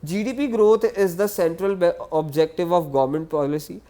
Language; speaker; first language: English; non-native, local second language; Punjabi